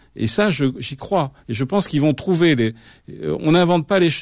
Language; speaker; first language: French; native; French